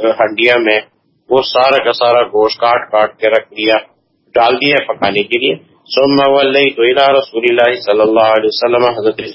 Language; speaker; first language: Urdu; non-native, local second language; Pashto